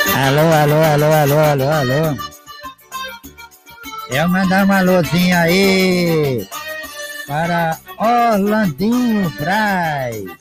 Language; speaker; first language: Portuguese; native; Portuguese